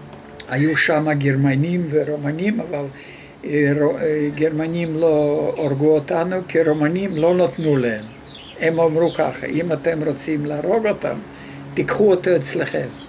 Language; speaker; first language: Hebrew; non-native, fluent; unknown